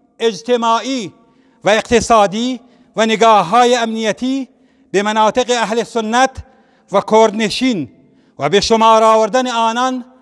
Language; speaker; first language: Persian; non-native, local second language; Central Kurdish